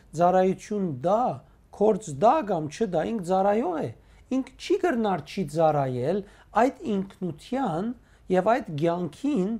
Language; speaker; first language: Armenian; native; Armenian